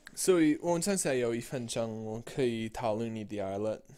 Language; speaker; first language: Chinese; non-native, learner; English